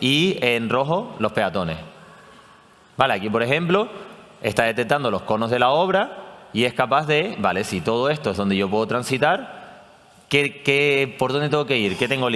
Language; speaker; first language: Spanish; native; Spanish